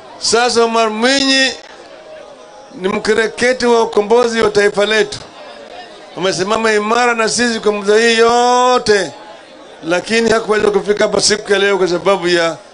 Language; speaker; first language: Swahili; non-native, local second language; Luo (Kenya and Tanzania)